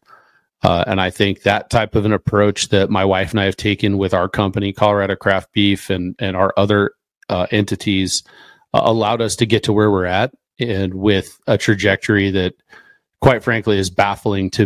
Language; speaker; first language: English; native; English